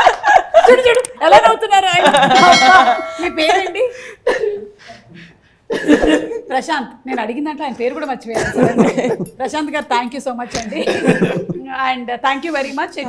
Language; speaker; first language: Telugu; native; Telugu